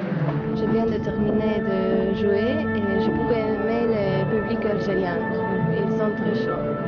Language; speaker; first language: French; non-native, learner; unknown